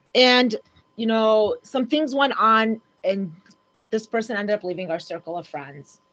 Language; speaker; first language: English; native; English